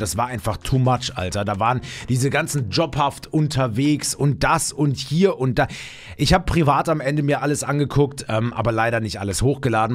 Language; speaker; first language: German; native; German